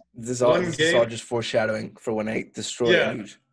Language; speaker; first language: English; early bilingual, other home language; Spanish